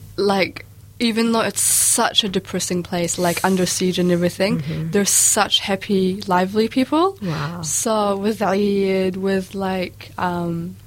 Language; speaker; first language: English; early bilingual, other home language; Arabic